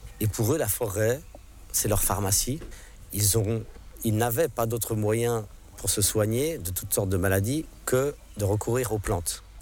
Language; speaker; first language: French; non-native, local second language; English